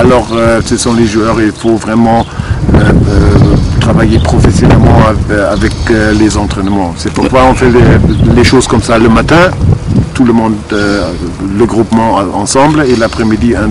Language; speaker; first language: French; non-native, fluent; German